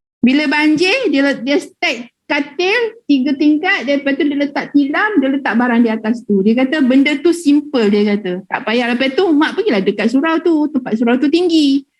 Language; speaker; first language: Malay; native; Malay